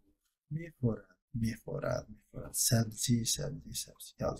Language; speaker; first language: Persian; non-native, fluent; Turkish